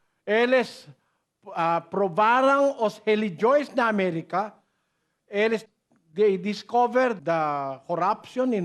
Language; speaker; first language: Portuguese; non-native, learner; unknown